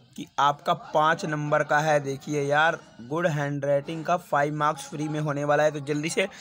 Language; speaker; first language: Hindi; non-native, local second language; Punjabi